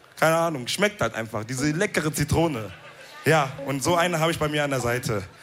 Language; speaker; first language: German; early bilingual, other home language; Wolof